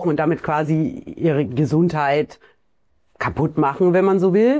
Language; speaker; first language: German; native; German